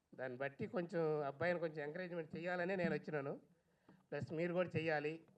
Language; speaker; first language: Telugu; native; Telugu